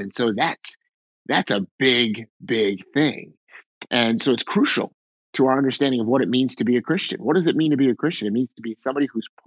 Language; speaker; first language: English; native; English